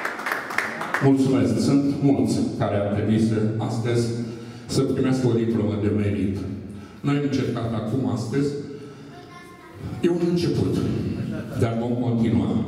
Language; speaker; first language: Romanian; native; Romanian